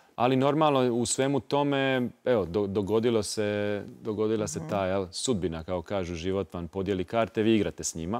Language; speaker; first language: Croatian; native; Croatian